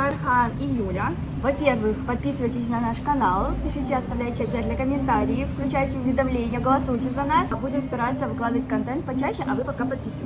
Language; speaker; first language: Russian; native; Russian